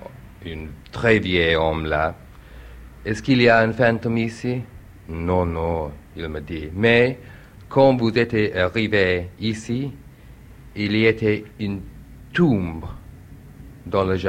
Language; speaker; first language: French; non-native, learner; English